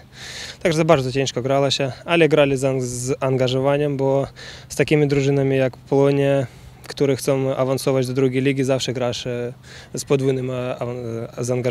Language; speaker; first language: Polish; non-native, learner; Ukrainian